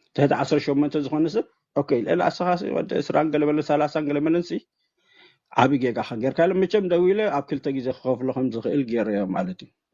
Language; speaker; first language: Tigrinya; native; Tigrinya